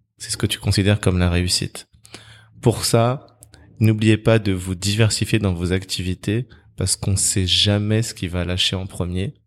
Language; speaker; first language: French; native; French